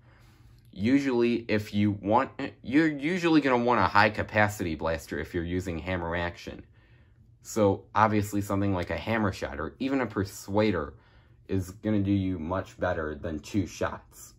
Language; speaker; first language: English; native; English